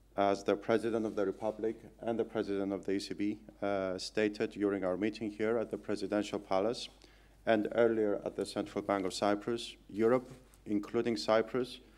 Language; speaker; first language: English; non-native, fluent; Greek